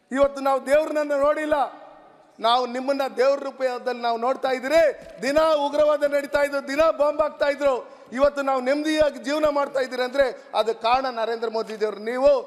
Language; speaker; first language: Kannada; native; Kannada